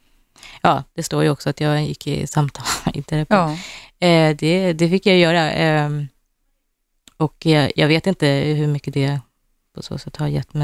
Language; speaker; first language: Swedish; native; Swedish